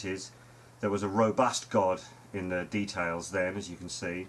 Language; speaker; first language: English; native; English